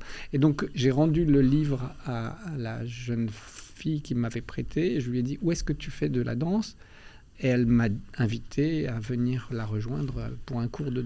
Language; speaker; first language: French; early bilingual, other home language; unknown